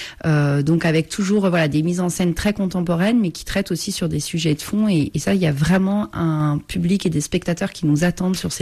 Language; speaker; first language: French; native; French